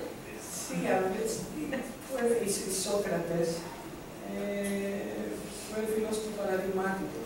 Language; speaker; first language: Portuguese; non-native, learner; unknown